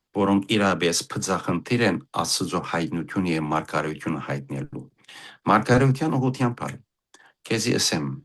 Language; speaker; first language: Armenian; early bilingual, heritage; Armenian